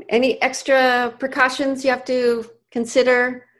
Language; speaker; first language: English; native; English